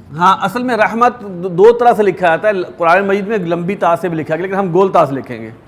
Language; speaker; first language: Urdu; native; Urdu